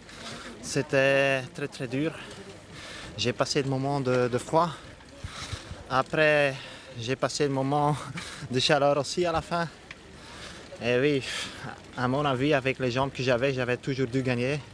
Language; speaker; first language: French; non-native, fluent; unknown